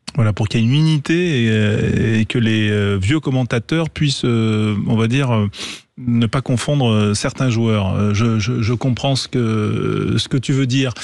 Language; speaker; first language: French; native; French